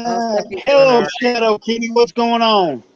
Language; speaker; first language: English; native; English